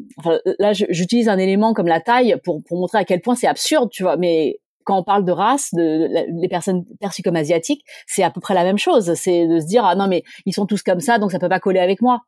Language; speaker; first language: French; early bilingual, other home language; Chinese